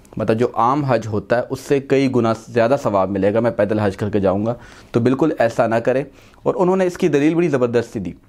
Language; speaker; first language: Urdu; non-native, local second language; Punjabi